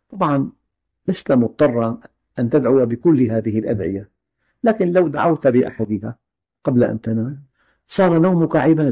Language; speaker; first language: Arabic; native; Arabic